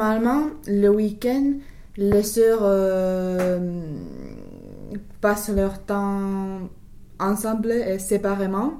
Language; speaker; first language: French; non-native, learner; English